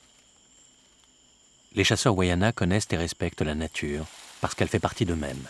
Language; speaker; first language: French; native; French